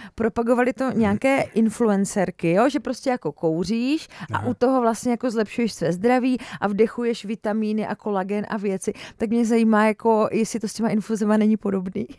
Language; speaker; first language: Czech; native; Czech